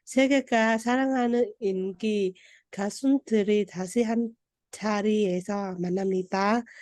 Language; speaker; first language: Korean; non-native, learner; Vietnamese